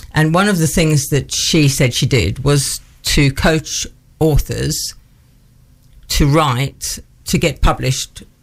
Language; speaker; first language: English; native; English